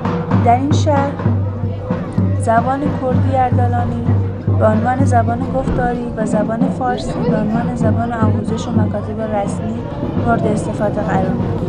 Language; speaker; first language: Persian; non-native, local second language; Central Kurdish